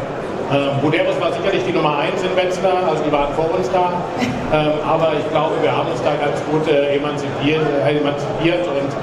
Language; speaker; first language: German; native; German